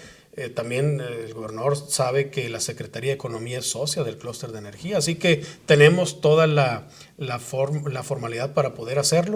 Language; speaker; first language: Spanish; native; Spanish